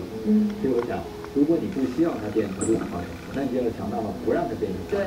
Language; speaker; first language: Chinese; native; Chinese